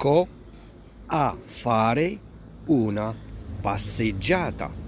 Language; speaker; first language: Italian; non-native, fluent; Arabic